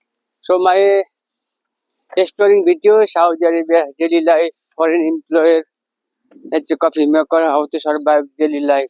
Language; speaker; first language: English; non-native, learner; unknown